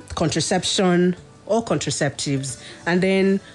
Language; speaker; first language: English; non-native, local second language; Yoruba